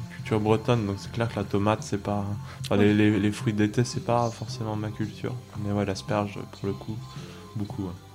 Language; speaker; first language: French; native; French